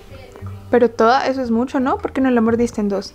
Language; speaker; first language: Spanish; native; Spanish